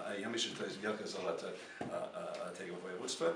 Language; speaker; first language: Polish; non-native, fluent; English